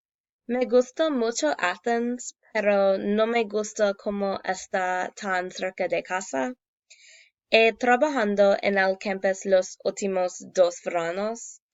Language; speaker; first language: Spanish; non-native, learner; English